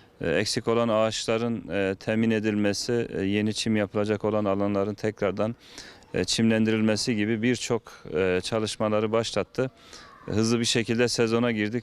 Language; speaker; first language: Turkish; native; Turkish